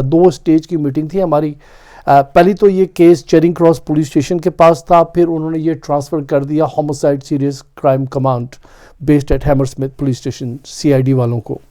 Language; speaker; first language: Urdu; non-native, local second language; Punjabi